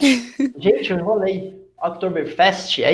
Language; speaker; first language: Portuguese; native; Portuguese